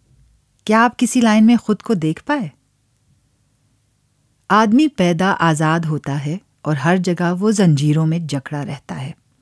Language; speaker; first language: Hindi; native; Hindi